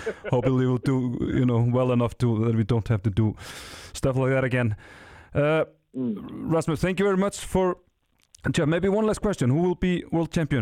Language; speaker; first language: English; non-native, fluent; Icelandic